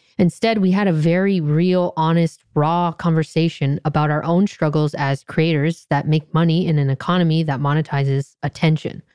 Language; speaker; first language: English; native; English